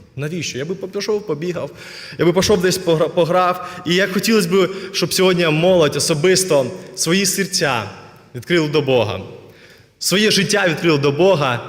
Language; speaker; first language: Ukrainian; non-native, local second language; Russian